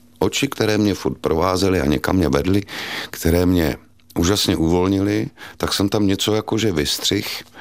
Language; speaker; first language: Czech; native; Czech